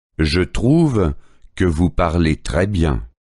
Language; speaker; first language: French; native; French